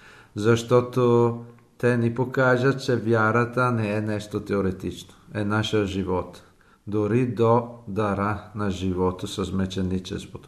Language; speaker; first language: Bulgarian; non-native, fluent; Italian